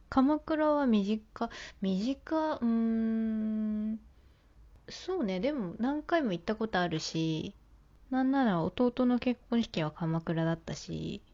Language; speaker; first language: Japanese; native; Japanese